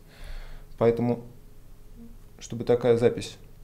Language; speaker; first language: Russian; native; Russian